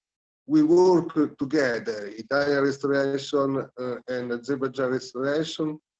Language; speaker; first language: English; non-native, learner; Italian